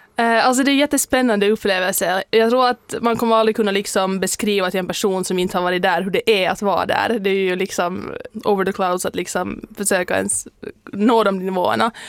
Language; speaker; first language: Swedish; native; Swedish